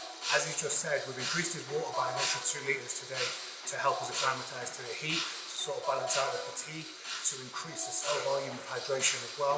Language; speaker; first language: English; native; English